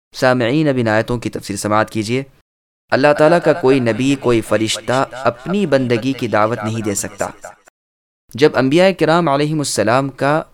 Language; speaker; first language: Urdu; native; Urdu